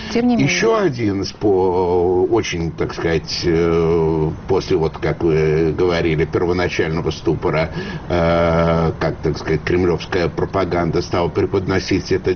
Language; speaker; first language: Russian; native; Russian